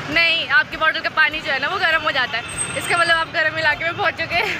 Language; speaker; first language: Hindi; native; Hindi